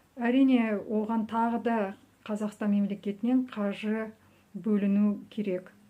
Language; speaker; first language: Kazakh; native; Kazakh